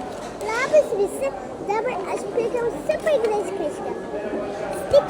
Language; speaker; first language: Lithuanian; early bilingual, heritage; Lithuanian